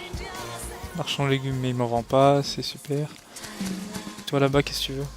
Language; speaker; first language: French; native; French